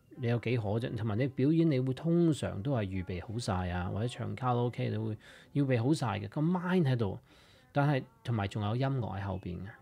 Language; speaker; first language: Cantonese; early bilingual, heritage; English